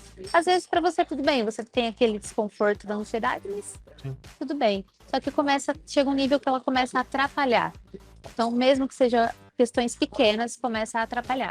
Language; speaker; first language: Portuguese; native; Portuguese